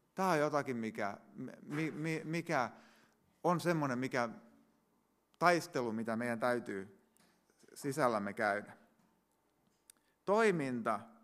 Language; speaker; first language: Finnish; native; Finnish